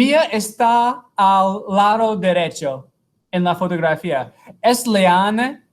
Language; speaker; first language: Spanish; non-native, fluent; English